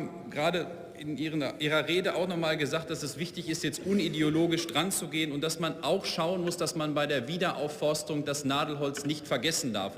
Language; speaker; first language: German; native; German